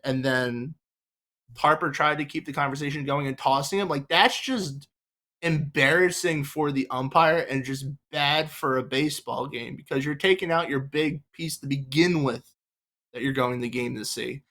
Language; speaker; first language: English; native; English